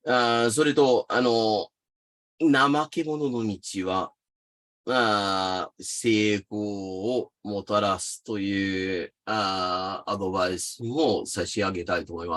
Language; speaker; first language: Japanese; non-native, fluent; English